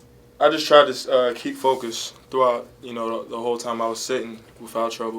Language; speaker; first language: English; native; English